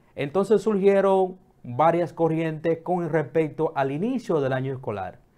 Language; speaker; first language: Spanish; native; Spanish